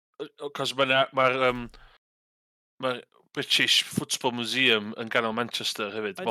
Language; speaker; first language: Welsh; native; Welsh